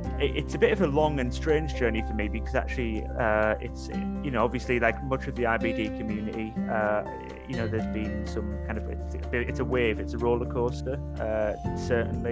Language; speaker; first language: English; native; English